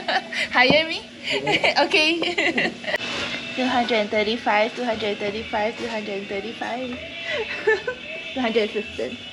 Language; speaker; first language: English; non-native, fluent; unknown